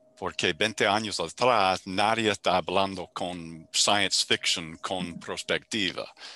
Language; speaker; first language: Spanish; non-native, learner; English